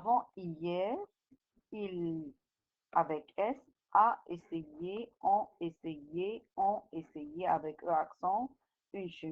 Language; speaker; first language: French; non-native, fluent; Arabic